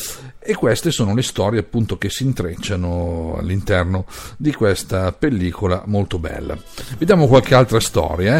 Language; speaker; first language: Italian; native; Italian